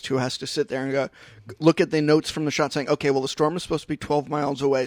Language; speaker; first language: English; native; English